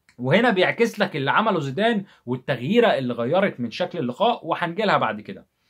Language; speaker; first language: Arabic; native; Arabic